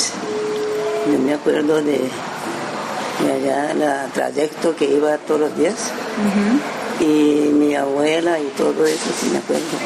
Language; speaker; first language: Spanish; early bilingual, other home language; Japanese